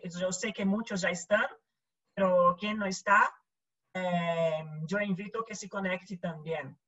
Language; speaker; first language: Spanish; non-native, learner; Portuguese